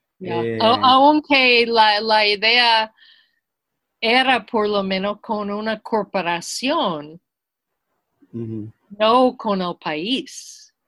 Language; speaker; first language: Spanish; non-native, fluent; English